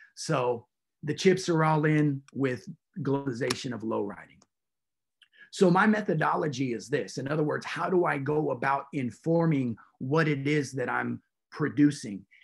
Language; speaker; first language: English; native; English